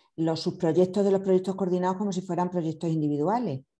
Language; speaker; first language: Spanish; native; Spanish